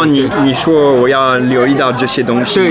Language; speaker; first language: Chinese; non-native, fluent; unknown